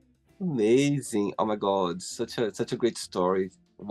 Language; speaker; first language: English; non-native, fluent; Portuguese